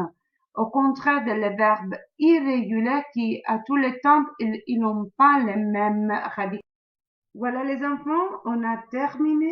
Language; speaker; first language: French; non-native, learner; Italian